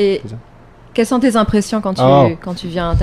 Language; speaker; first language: French; native; French